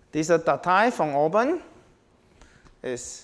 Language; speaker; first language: German; non-native, learner; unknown